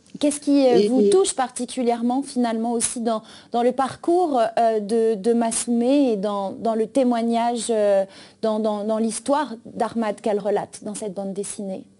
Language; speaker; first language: French; native; French